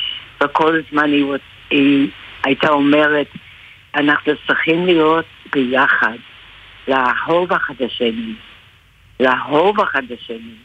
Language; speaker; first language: Hebrew; non-native, fluent; English